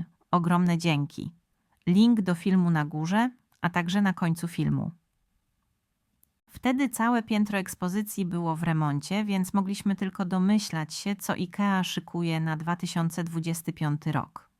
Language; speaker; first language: Polish; native; Polish